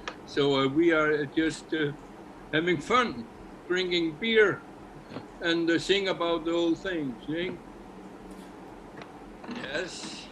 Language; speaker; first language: English; non-native, learner; Icelandic